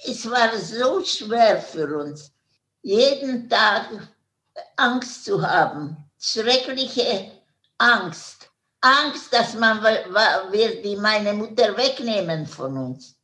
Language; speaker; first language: German; non-native, learner; Hungarian